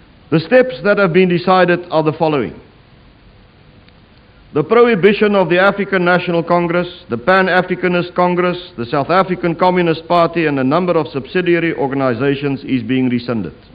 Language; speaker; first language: English; non-native, local second language; Afrikaans